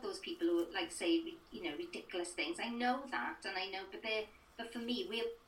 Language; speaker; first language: English; native; English